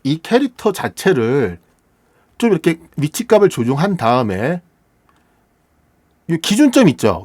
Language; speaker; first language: Korean; native; Korean